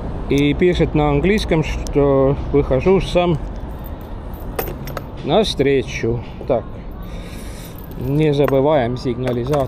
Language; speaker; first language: Russian; non-native, learner; Estonian